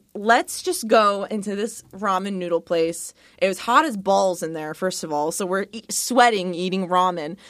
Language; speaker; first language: English; native; English